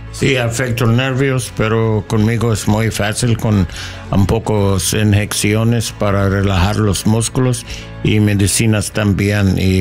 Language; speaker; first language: Spanish; non-native, learner; English